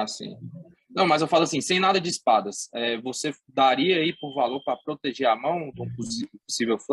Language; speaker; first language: Portuguese; native; Portuguese